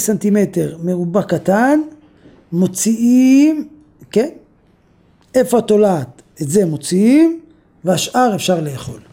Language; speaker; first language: Hebrew; native; Hebrew